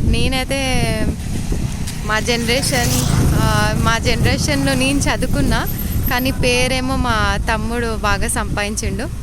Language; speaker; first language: Telugu; native; Telugu